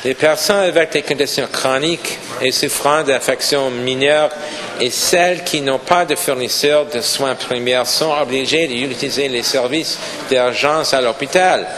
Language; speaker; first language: French; non-native, local second language; English